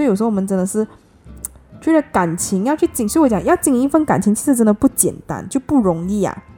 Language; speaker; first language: Chinese; native; Chinese